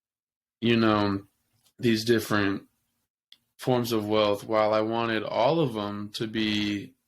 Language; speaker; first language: English; native; English